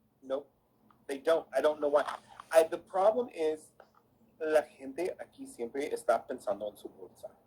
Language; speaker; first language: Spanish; early bilingual, heritage; English